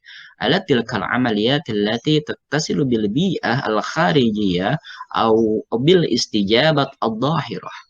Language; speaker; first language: Arabic; non-native, fluent; Indonesian